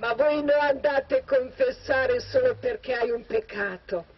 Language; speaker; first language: Italian; non-native, learner; Croatian